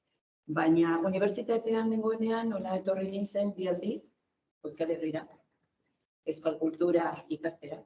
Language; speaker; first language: Basque; non-native, fluent; Spanish